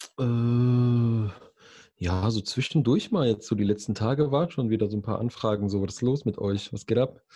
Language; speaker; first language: German; early bilingual, other home language; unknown